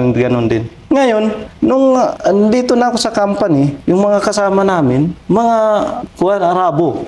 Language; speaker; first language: Filipino; non-native, local second language; Waray